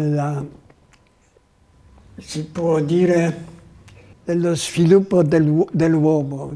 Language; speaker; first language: Italian; non-native, fluent; Polish